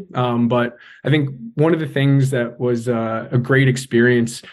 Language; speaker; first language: English; native; English